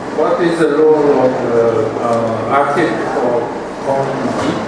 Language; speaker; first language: English; non-native, learner; Japanese